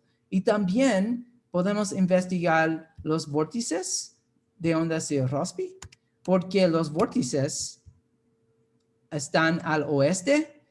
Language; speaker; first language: Spanish; non-native, fluent; English